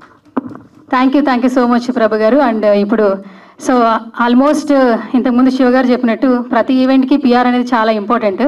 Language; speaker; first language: Telugu; native; Telugu